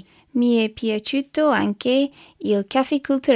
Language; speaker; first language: Italian; non-native, learner; English